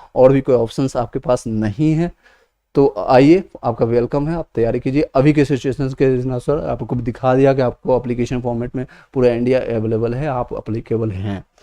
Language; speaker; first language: Hindi; native; Hindi